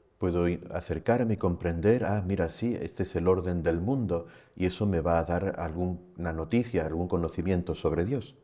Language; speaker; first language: Spanish; native; Spanish